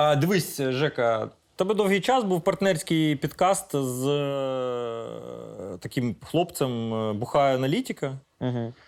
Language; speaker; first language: Ukrainian; non-native, local second language; Russian